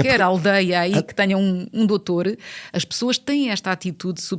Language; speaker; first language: Portuguese; native; Portuguese